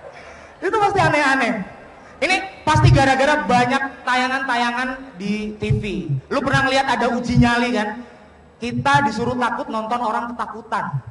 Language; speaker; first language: Indonesian; native; Indonesian